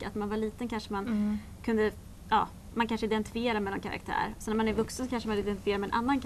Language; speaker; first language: Swedish; native; Swedish